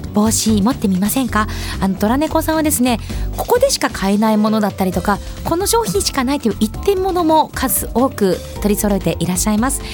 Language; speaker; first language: Japanese; native; Japanese